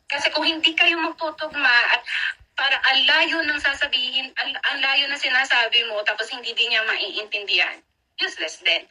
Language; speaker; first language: Filipino; native; Filipino